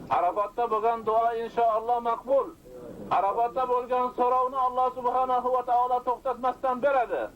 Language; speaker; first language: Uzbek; native; Uzbek